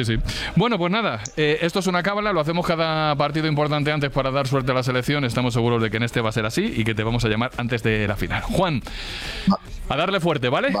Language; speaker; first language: Spanish; native; Spanish